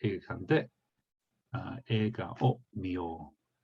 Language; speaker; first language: Japanese; non-native, fluent; English